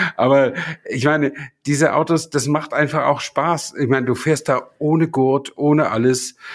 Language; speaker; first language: German; native; German